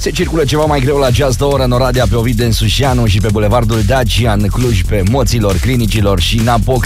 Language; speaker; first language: Romanian; native; Romanian